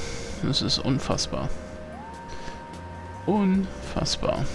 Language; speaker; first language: German; native; German